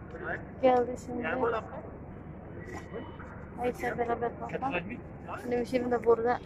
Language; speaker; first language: Turkish; non-native, learner; Indonesian